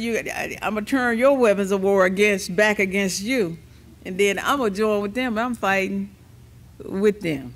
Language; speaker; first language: English; native; English